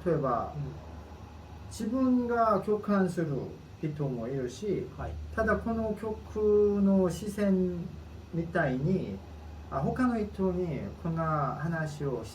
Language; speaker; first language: Japanese; non-native, learner; Korean